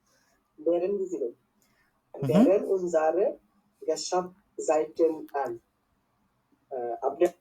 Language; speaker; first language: German; non-native, learner; Bangla